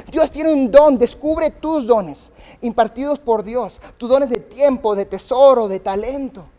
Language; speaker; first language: Spanish; early bilingual, other home language; English